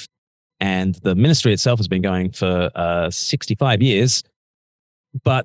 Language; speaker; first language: English; native; English